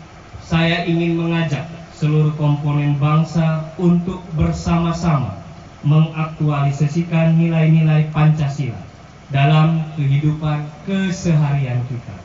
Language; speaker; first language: Indonesian; native; Indonesian